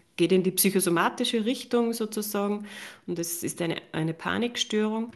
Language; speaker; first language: German; native; German